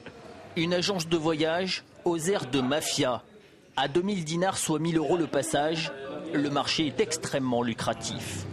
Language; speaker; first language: French; native; French